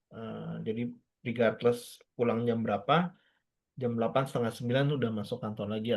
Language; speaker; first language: Indonesian; native; Indonesian